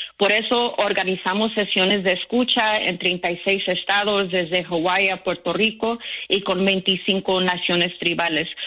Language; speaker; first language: Spanish; early bilingual, heritage; Spanish